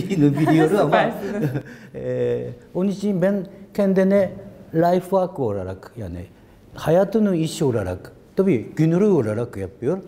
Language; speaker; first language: Turkish; non-native, learner; Japanese